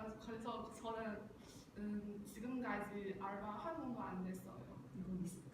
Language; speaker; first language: Korean; non-native, learner; Chinese